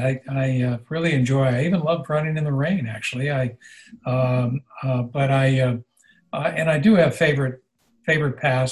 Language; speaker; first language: English; native; English